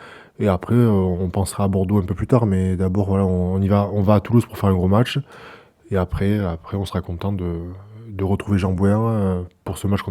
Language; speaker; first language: French; native; French